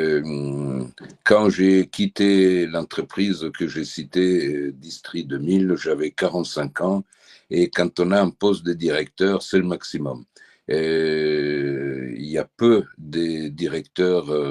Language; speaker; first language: French; early bilingual, heritage; French